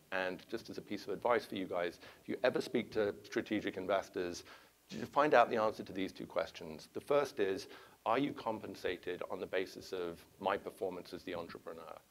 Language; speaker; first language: English; native; English